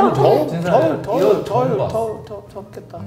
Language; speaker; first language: Korean; non-native, learner; English